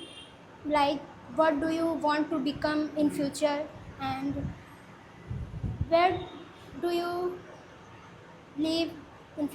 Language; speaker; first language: English; non-native, learner; Hindi